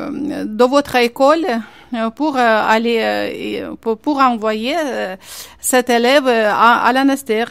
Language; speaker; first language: French; non-native, fluent; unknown